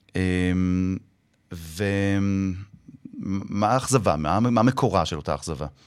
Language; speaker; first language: Hebrew; native; Hebrew